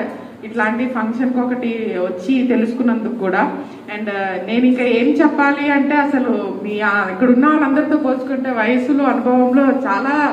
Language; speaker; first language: Telugu; native; Telugu